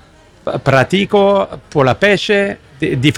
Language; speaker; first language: Italian; non-native, learner; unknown